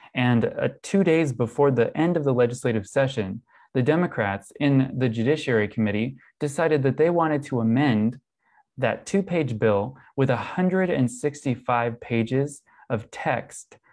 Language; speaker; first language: English; native; English